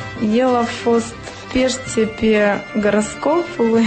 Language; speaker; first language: Romanian; non-native, local second language; Russian